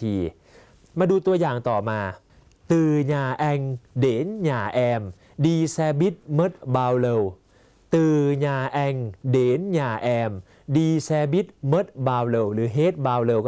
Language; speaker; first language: Thai; native; Thai